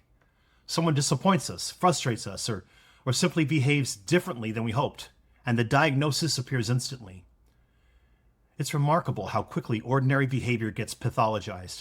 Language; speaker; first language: English; native; English